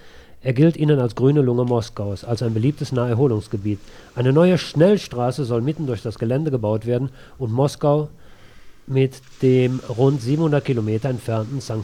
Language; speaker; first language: German; native; German